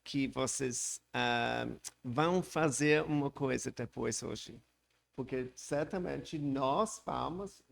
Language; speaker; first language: Portuguese; non-native, learner; English